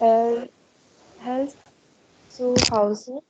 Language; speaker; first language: German; non-native, learner; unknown